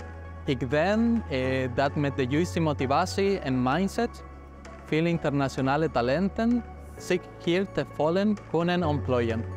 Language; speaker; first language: Dutch; non-native, learner; Spanish